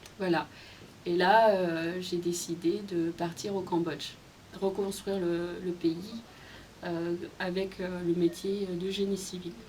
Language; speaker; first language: French; early bilingual, other home language; Khmer